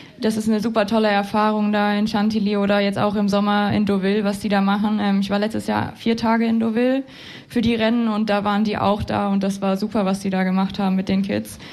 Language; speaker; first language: German; native; German